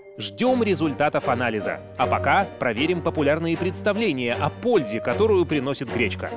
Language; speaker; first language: Russian; native; Russian